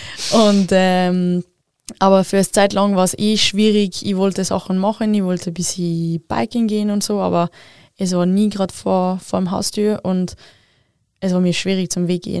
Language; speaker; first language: German; non-native, local second language; French